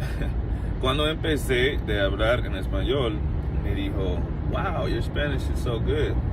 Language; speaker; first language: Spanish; non-native, learner; English